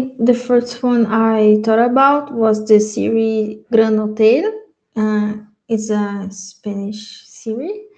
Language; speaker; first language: English; non-native, learner; Spanish